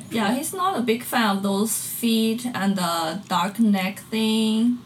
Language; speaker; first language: English; non-native, fluent; Chinese